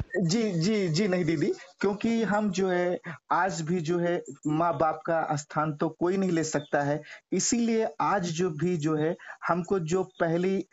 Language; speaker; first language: Hindi; native; Hindi